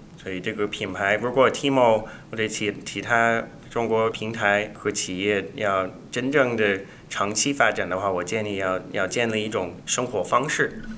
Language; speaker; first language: Chinese; non-native, fluent; English